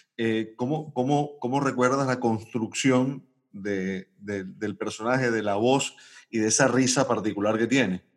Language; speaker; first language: Spanish; native; Spanish